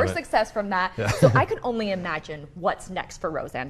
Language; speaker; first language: English; native; English